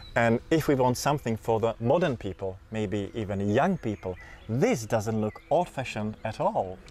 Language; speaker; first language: English; non-native, fluent; Czech